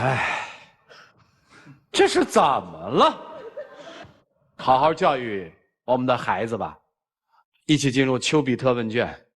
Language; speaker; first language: Chinese; native; Chinese